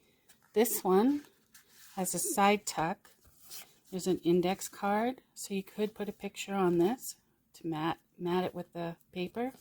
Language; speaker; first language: English; native; English